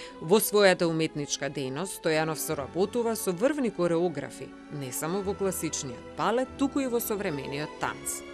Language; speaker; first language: Macedonian; native; Macedonian